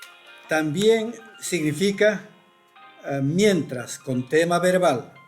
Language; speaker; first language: Spanish; non-native, local second language; Quechua